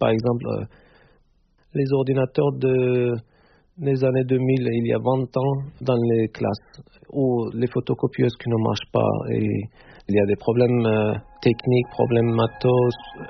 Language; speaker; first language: French; non-native, fluent; Turkish